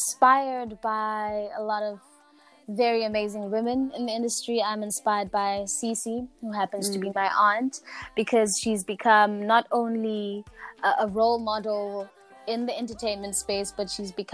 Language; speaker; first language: English; non-native, local second language; Zulu